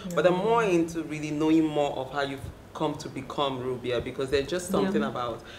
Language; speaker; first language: English; non-native, local second language; Igbo